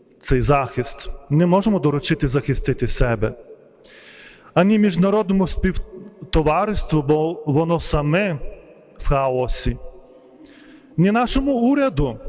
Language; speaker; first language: Ukrainian; non-native, fluent; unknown